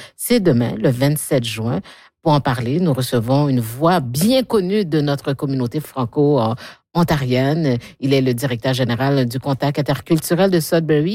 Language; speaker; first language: French; native; French